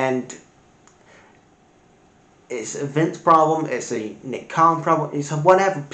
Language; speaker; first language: English; native; English